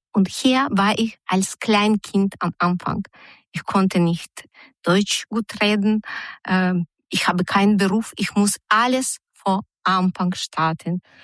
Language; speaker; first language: German; non-native, fluent; Ukrainian